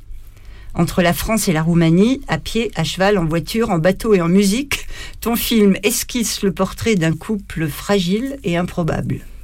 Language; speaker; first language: French; native; French